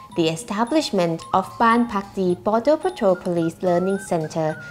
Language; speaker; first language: English; non-native, fluent; Thai